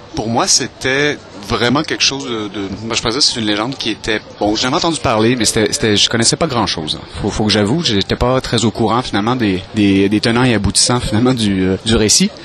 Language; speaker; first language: French; native; French